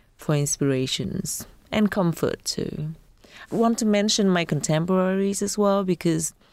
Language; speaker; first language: English; non-native, fluent; Vietnamese